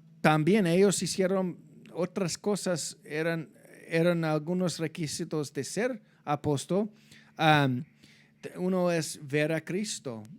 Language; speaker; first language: Spanish; non-native, fluent; English